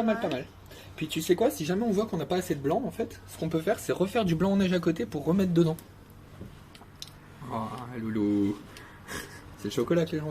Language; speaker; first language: French; native; French